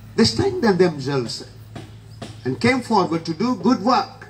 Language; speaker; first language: English; non-native, local second language; Telugu